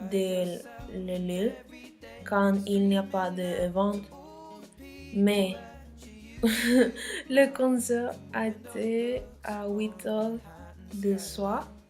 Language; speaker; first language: French; non-native, learner; Spanish